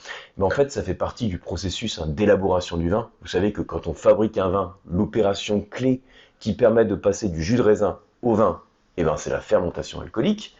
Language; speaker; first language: French; native; French